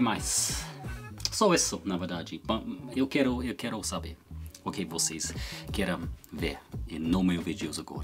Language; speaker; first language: Portuguese; non-native, learner; English